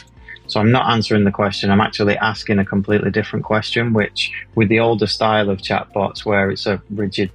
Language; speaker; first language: English; native; English